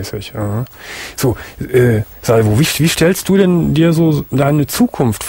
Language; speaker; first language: German; native; German